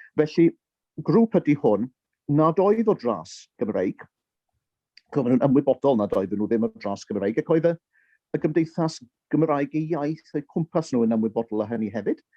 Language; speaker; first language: Welsh; early bilingual, heritage; Welsh